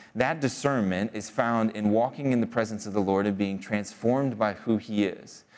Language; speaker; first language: English; native; English